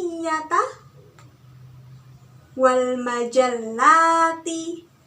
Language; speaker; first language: Arabic; non-native, learner; Indonesian